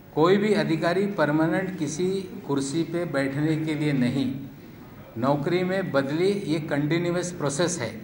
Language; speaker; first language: Hindi; non-native, local second language; Marathi